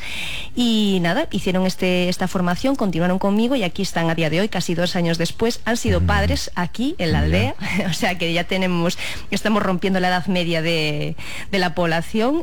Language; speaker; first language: Spanish; native; Spanish